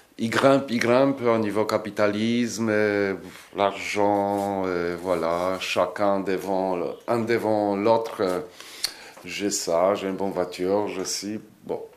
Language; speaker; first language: French; non-native, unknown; Polish